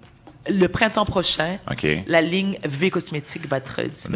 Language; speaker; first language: French; native; French